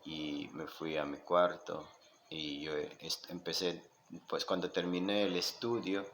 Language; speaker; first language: Spanish; non-native, local second language; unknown